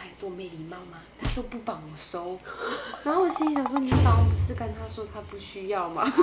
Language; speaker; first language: Chinese; non-native, fluent; French